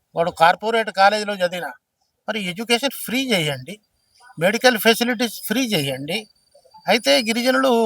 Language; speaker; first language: Telugu; non-native, local second language; Lambadi